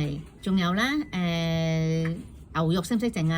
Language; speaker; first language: Cantonese; native; Cantonese